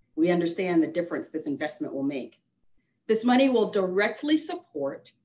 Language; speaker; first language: English; native; English